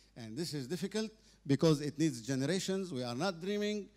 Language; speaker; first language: English; non-native, fluent; Arabic